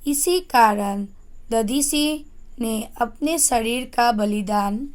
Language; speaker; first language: Hindi; non-native, local second language; Assamese